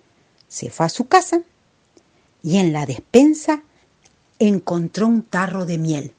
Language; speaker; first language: Spanish; native; Spanish